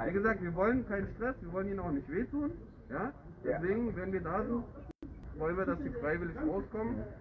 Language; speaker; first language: German; native; German